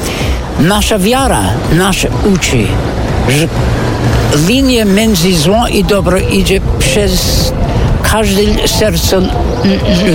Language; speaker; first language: Polish; non-native, fluent; English